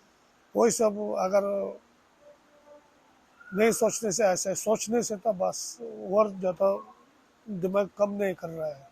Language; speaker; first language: Hindi; non-native, local second language; Tibetan